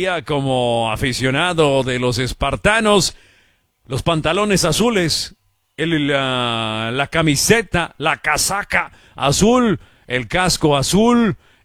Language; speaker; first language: Spanish; early bilingual, heritage; Spanish